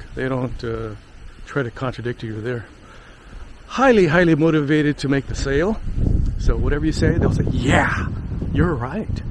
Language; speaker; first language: English; native; English